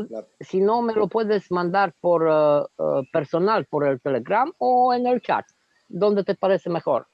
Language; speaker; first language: Spanish; non-native, fluent; Romanian